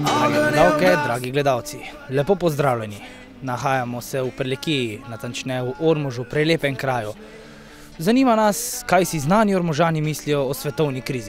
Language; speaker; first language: Slovenian; native; Slovenian